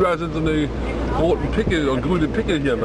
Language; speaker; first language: German; native; German